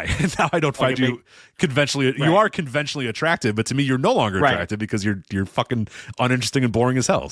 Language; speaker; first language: English; native; English